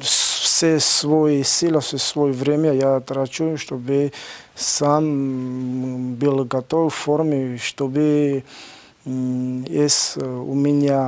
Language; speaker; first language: Russian; non-native, learner; Georgian